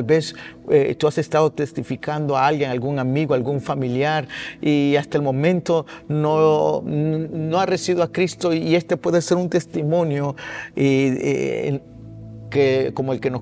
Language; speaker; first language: Spanish; early bilingual, heritage; Spanish